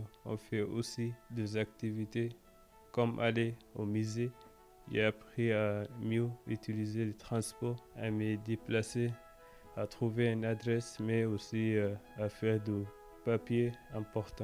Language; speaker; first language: French; non-native, learner; Arabic